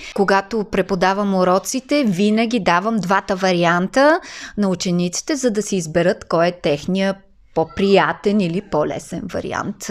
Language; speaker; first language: Bulgarian; native; Bulgarian